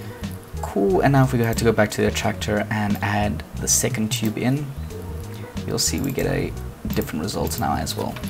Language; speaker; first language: English; native; English